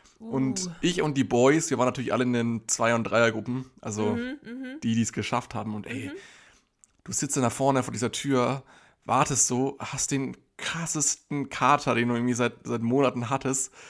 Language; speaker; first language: German; native; German